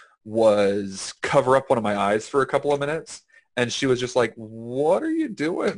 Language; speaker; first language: English; native; English